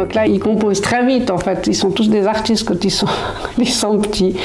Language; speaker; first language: French; native; French